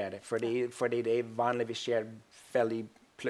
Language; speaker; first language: Norwegian; non-native, fluent; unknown